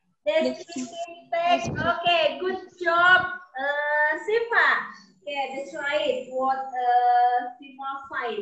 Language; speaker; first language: English; non-native, learner; Indonesian